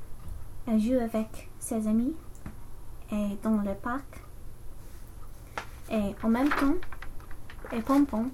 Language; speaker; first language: French; non-native, learner; English